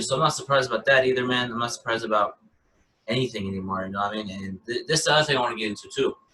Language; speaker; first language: English; native; English